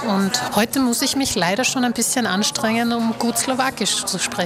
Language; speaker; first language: German; early bilingual, other home language; Slovak